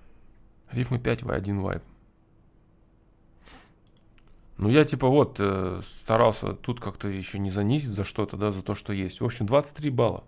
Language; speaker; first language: Russian; native; Russian